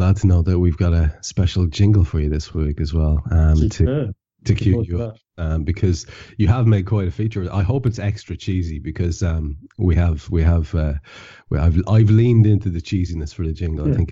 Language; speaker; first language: English; non-native, local second language; Irish